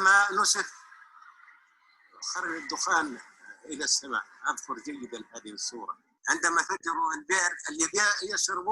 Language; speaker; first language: Arabic; native; Arabic